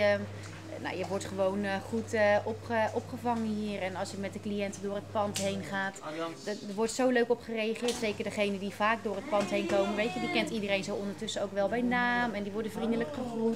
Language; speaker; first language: Dutch; native; Dutch